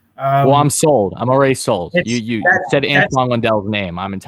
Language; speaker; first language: English; native; English